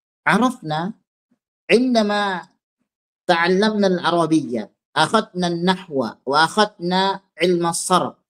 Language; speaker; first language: Arabic; non-native, fluent; Indonesian